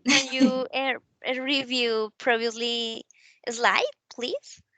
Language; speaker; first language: English; non-native, learner; Spanish